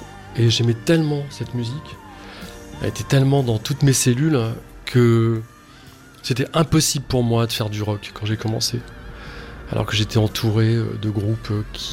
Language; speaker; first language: French; native; French